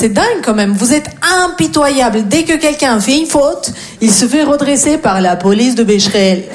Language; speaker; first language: French; non-native, fluent; Russian